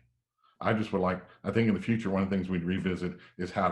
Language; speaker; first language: English; native; English